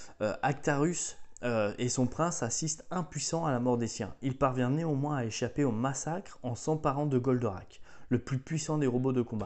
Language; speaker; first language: French; native; French